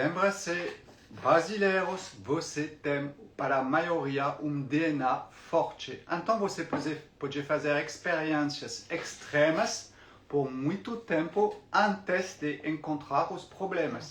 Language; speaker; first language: Portuguese; non-native, fluent; French